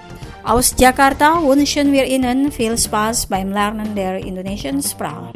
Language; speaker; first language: German; non-native, fluent; Indonesian